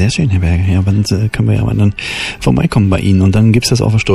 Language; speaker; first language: German; native; German